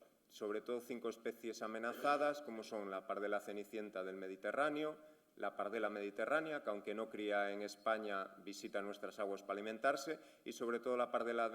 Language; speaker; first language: Spanish; native; Spanish